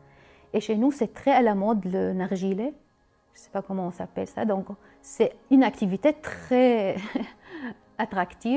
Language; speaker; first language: French; non-native, learner; Arabic